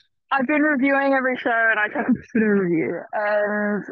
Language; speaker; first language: English; native; English